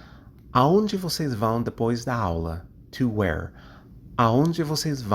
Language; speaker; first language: Portuguese; non-native, fluent; English